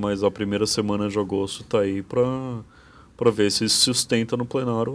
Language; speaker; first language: Portuguese; native; Portuguese